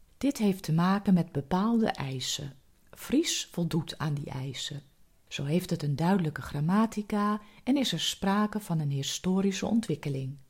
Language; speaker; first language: Dutch; native; Dutch